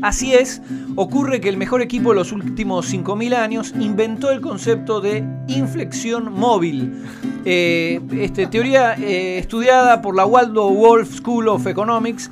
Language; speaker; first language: Spanish; native; Spanish